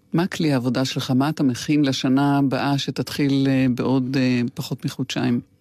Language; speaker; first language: Hebrew; native; Hebrew